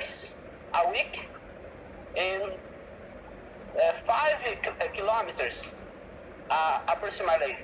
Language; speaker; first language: English; non-native, learner; Portuguese